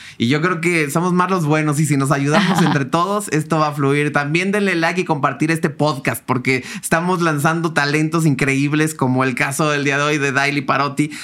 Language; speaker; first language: Spanish; native; Spanish